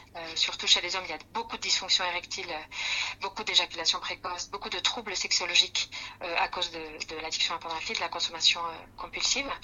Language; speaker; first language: French; non-native, fluent; Spanish